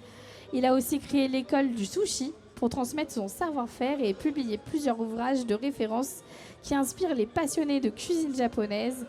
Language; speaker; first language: French; native; French